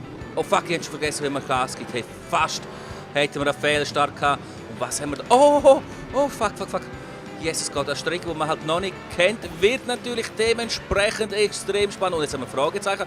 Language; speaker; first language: German; native; German